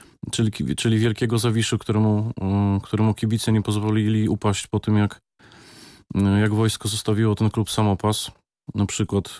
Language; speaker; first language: Polish; native; Polish